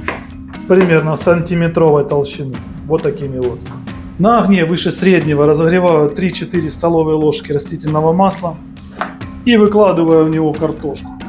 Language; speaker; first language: Russian; native; Russian